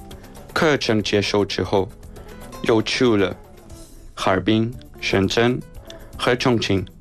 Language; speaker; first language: Chinese; non-native, fluent; Spanish